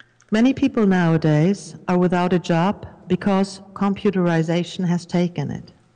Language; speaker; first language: English; non-native, fluent; German